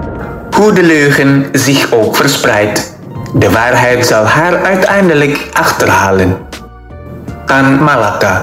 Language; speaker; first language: Dutch; non-native, fluent; Indonesian